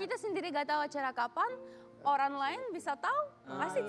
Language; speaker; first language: Indonesian; non-native, learner; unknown